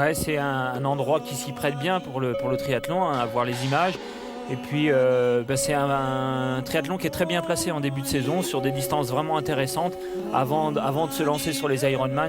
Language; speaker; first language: French; native; French